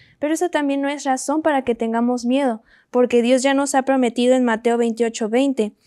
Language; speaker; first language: Spanish; native; Spanish